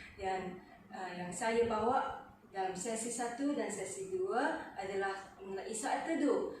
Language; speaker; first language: Malay; non-native, local second language; Chinese